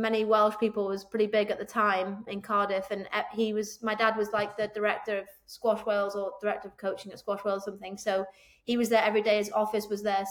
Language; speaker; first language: English; native; English